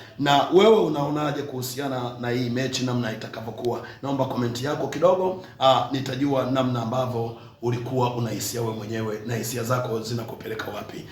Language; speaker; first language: Swahili; native; Swahili